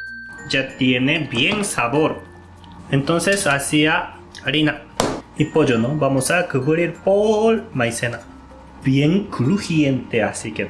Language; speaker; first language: Spanish; non-native, learner; Japanese